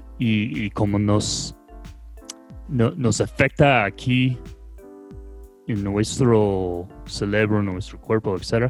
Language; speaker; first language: Spanish; non-native, fluent; English